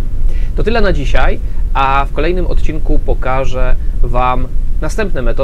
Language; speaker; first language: Polish; native; Polish